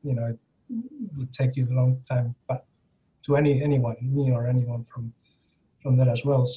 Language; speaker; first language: English; non-native, fluent; Spanish